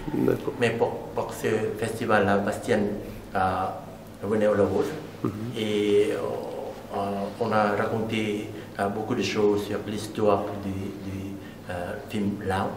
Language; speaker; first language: French; non-native, learner; Lao